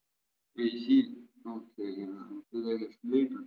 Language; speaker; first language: French; non-native, fluent; Italian